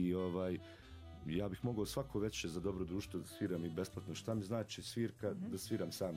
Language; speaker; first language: Serbian; native; Serbian